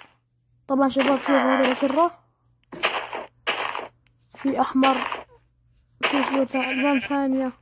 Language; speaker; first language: Arabic; native; Arabic